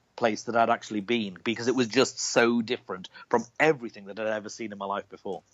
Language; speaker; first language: English; native; English